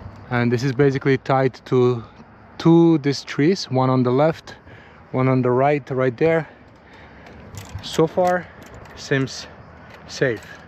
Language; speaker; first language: English; non-native, fluent; Azerbaijani